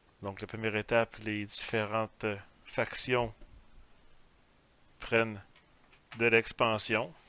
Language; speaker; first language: French; native; French